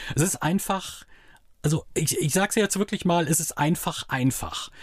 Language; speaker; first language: German; native; German